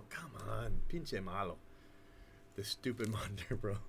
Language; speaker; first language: English; native; English